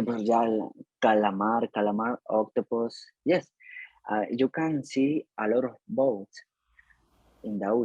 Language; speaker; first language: English; non-native, learner; Spanish